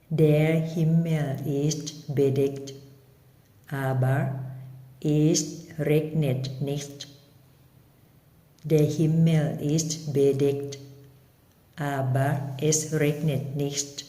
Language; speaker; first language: German; non-native, fluent; Thai